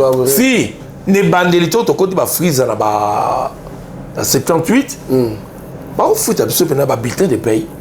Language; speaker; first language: French; non-native, local second language; Lingala